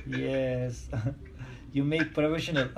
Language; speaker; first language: English; non-native, learner; Turkish